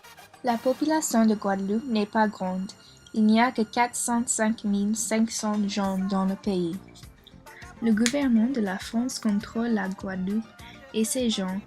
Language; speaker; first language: French; non-native, learner; English